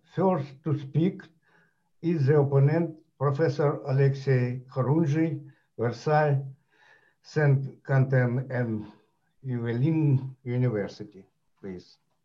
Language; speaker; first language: English; non-native, fluent; Ukrainian